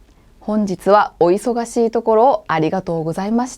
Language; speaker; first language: Japanese; non-native, fluent; Korean